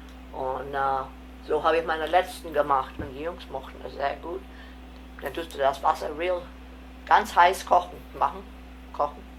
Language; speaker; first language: German; early bilingual, heritage; German